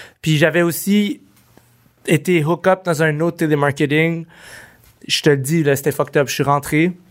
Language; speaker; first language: French; early bilingual, other home language; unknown